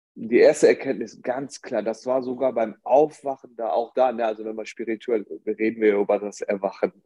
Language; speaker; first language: German; early bilingual, other home language; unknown